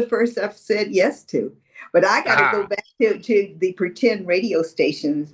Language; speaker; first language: English; native; English